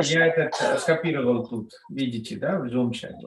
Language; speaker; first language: Russian; non-native, fluent; Telugu